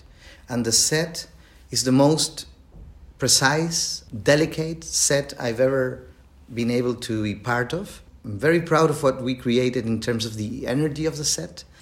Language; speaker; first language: English; non-native, fluent; Spanish